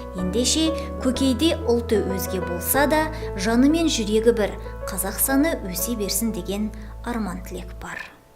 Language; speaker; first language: Kazakh; native; Kazakh